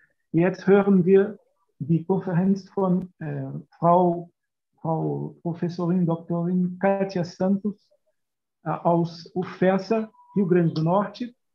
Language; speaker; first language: German; non-native, fluent; Portuguese